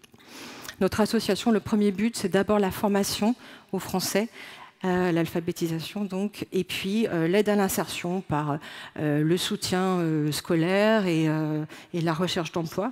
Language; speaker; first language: French; native; French